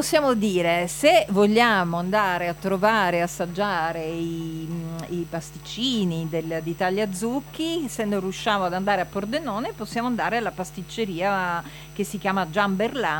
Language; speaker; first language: Italian; native; Italian